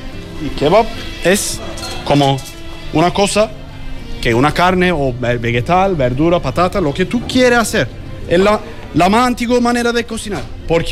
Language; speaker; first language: Spanish; non-native, learner; Turkish